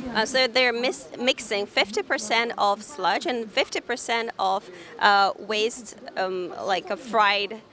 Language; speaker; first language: English; non-native, fluent; Korean